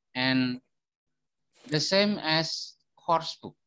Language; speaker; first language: English; non-native, fluent; Indonesian